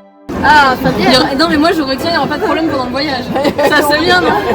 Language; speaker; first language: French; native; French